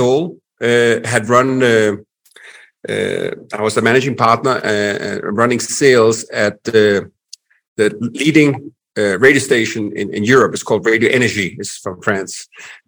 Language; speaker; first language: English; non-native, fluent; Danish